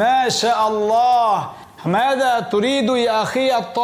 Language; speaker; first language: Arabic; non-native, fluent; Bangla